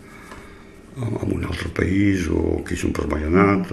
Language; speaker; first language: Catalan; native; Catalan